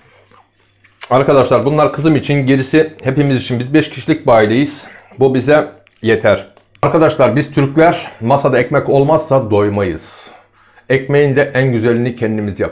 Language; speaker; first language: Turkish; native; Turkish